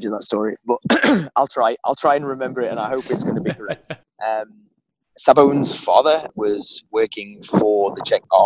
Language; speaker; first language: English; native; English